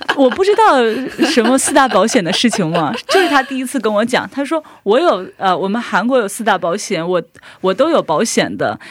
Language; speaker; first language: Chinese; native; Chinese